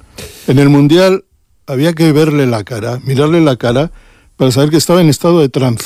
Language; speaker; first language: Spanish; native; Spanish